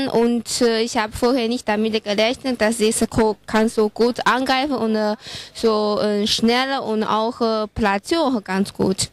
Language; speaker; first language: German; non-native, fluent; Chinese